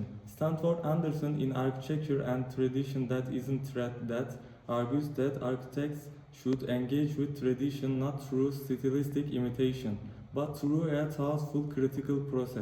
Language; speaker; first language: English; non-native, learner; Turkish